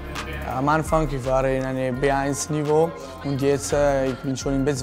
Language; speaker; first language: German; non-native, fluent; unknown